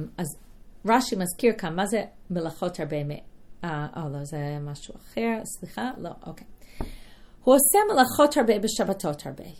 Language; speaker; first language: Hebrew; non-native, fluent; English